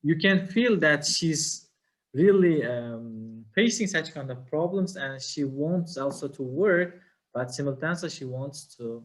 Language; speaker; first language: English; non-native, fluent; Uzbek